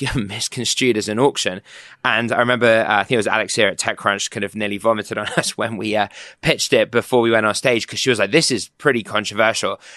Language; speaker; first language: English; native; English